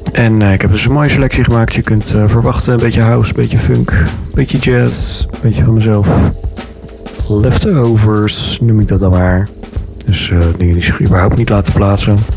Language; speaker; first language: Dutch; native; Dutch